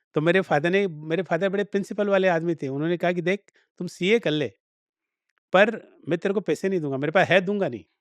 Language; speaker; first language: Hindi; native; Hindi